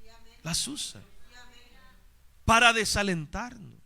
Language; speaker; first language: Spanish; native; Spanish